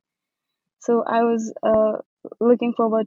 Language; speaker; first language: English; non-native, local second language; Nepali